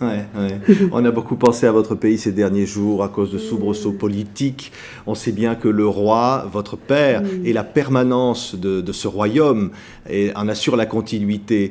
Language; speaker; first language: French; native; French